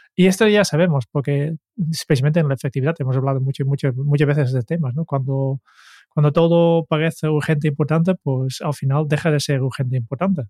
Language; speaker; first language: Spanish; non-native, fluent; Dutch